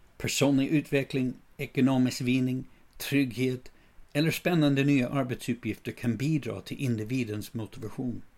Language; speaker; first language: Swedish; non-native, fluent; English